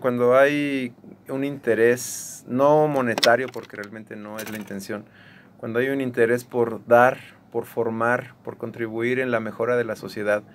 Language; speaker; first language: Spanish; native; Spanish